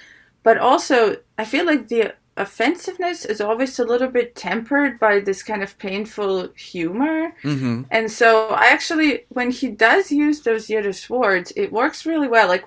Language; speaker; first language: English; early bilingual, other home language; Ukrainian